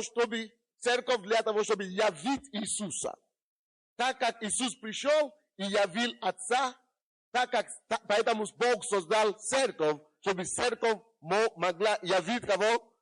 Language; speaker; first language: Russian; non-native, fluent; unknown